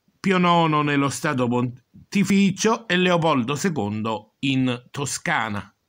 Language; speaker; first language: Italian; native; Italian